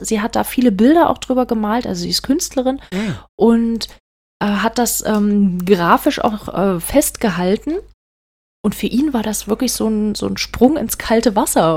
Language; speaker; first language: German; native; German